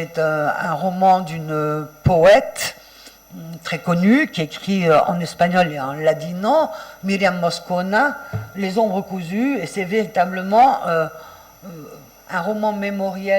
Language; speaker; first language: French; native; French